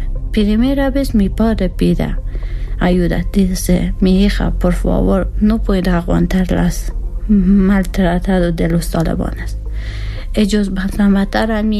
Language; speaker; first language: Spanish; non-native, learner; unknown